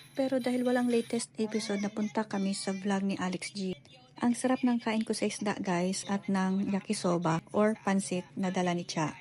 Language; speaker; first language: Filipino; native; Filipino